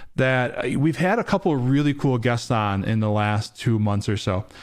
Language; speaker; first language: English; native; English